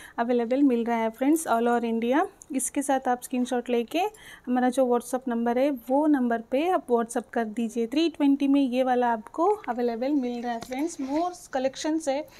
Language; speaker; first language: Hindi; non-native, local second language; Telugu